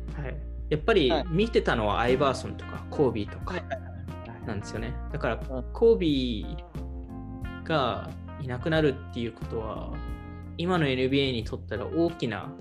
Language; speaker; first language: Japanese; early bilingual, heritage; Japanese